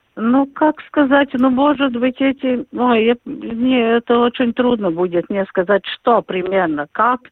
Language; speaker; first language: Russian; non-native, local second language; Latvian